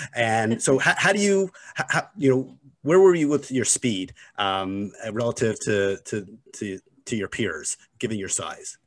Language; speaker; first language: English; native; English